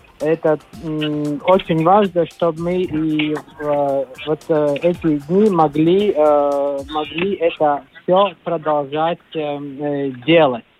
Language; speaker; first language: Russian; non-native, local second language; Latvian